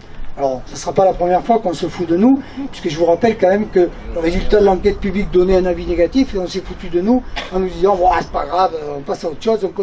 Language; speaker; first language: French; native; French